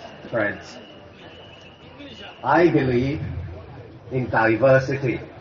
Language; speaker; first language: English; non-native, local second language; Chinese